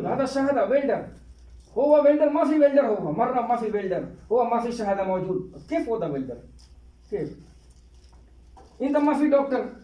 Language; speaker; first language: Arabic; non-native, learner; Hindi